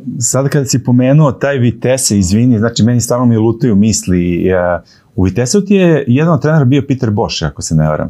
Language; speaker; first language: Serbian; native; Serbian